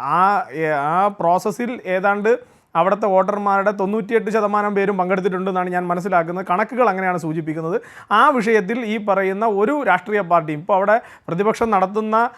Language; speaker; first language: Malayalam; native; Malayalam